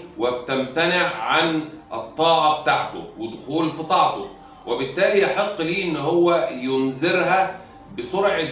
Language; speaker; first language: Arabic; native; Arabic